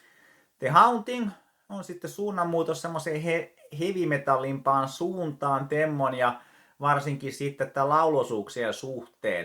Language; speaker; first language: Finnish; native; Finnish